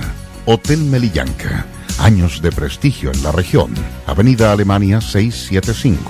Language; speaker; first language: Spanish; native; Spanish